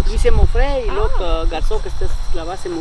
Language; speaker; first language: French; non-native, learner; Spanish